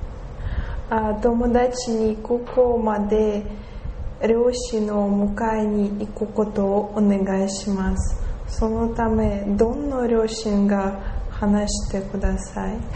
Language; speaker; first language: Japanese; non-native, learner; Russian